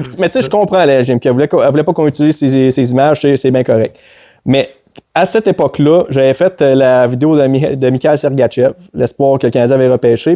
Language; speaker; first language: French; native; French